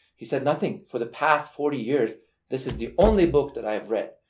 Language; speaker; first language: English; non-native, fluent; Persian